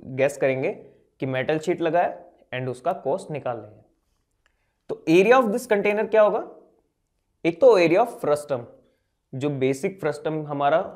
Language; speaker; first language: Hindi; native; Hindi